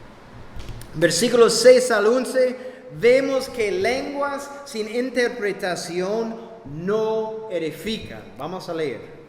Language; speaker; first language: Spanish; non-native, fluent; English